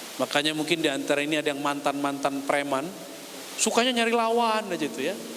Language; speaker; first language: Indonesian; native; Indonesian